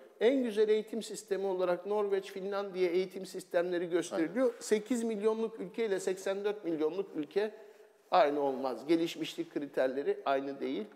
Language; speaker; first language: Turkish; native; Turkish